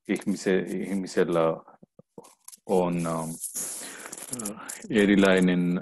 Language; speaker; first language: Finnish; non-native, learner; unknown